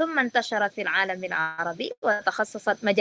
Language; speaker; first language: Arabic; non-native, fluent; Indonesian